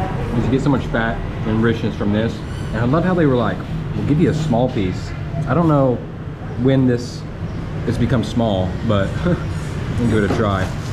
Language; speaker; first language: English; native; English